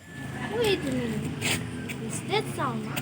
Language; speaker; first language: English; non-native, learner; Indonesian